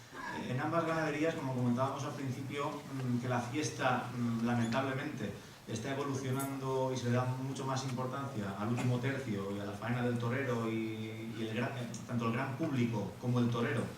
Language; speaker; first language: Spanish; native; Spanish